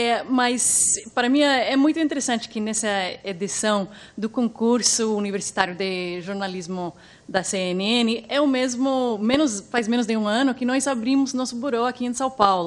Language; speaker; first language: Portuguese; non-native, fluent; English